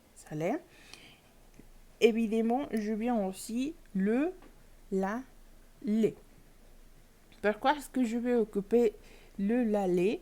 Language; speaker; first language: French; non-native, learner; Spanish